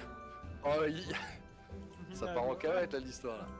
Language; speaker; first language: French; native; French